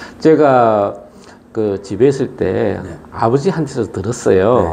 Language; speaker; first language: Korean; early bilingual, other home language; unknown